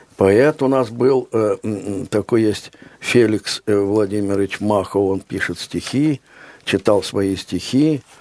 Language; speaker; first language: Russian; native; Russian